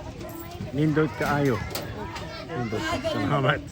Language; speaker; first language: Cebuano; non-native, learner; English